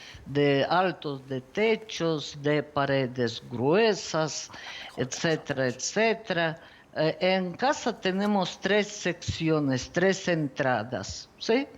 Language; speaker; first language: Spanish; non-native, fluent; Ukrainian